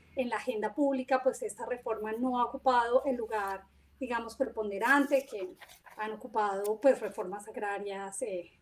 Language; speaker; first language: Spanish; native; Spanish